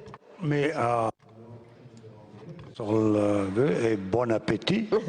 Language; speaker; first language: French; non-native, fluent; Italian